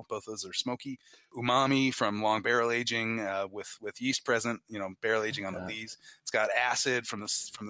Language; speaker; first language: English; native; English